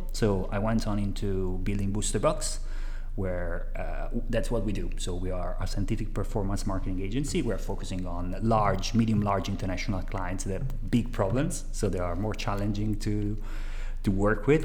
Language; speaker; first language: English; non-native, fluent; Italian